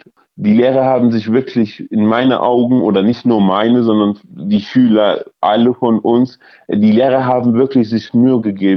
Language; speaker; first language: German; early bilingual, other home language; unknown